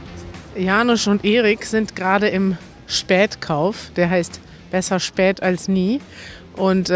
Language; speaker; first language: German; native; German